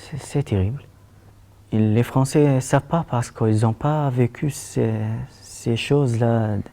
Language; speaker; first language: French; non-native, learner; Arabic